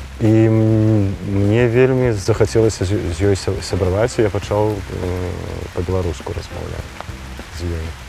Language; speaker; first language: Belarusian; non-native, local second language; Russian